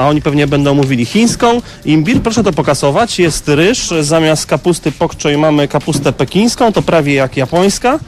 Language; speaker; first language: Polish; native; Polish